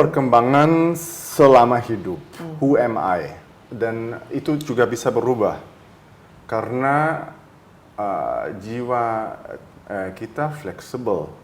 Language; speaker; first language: Indonesian; early bilingual, heritage; German